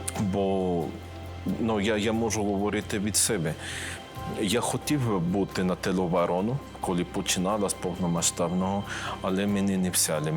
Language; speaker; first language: Ukrainian; non-native, learner; Spanish